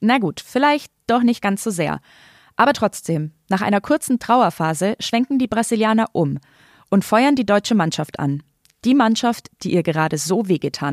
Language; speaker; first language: German; native; German